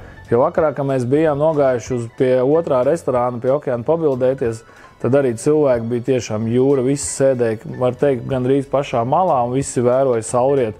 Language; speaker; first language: Latvian; native; Latvian